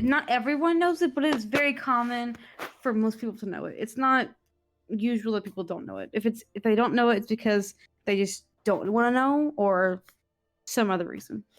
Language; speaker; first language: English; native; English